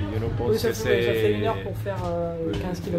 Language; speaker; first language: French; native; French